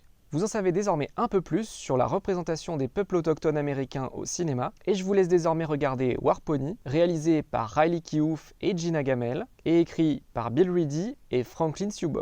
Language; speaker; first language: French; native; French